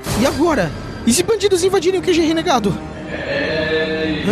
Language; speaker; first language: Portuguese; native; Portuguese